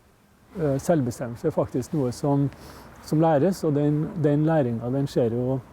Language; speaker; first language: Norwegian; native; Norwegian